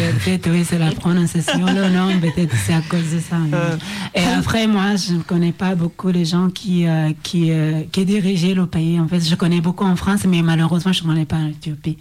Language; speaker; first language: French; non-native, learner; Oromo